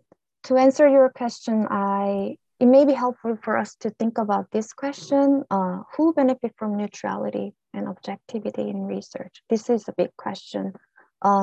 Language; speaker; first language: English; non-native, fluent; Korean